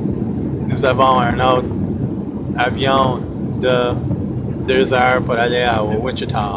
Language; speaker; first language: French; non-native, learner; English